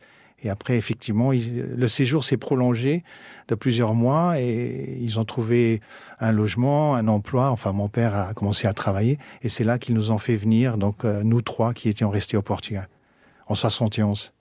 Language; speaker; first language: French; early bilingual, other home language; Portuguese